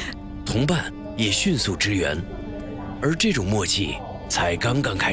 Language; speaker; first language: Chinese; native; Chinese